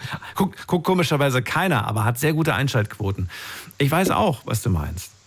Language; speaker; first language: German; native; German